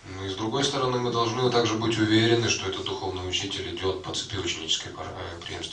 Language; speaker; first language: Russian; native; Russian